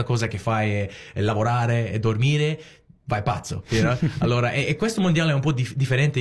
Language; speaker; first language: Italian; early bilingual, heritage; Italian